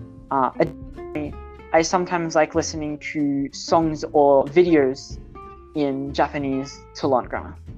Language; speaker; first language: English; native; English